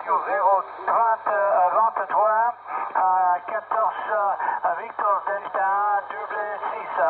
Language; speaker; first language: French; non-native, learner; Italian